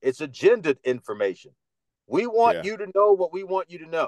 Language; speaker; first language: English; early bilingual, other home language; Spanish